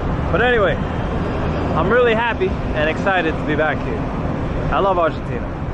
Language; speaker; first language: English; native; English